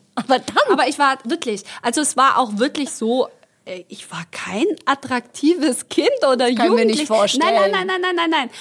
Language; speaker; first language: German; native; German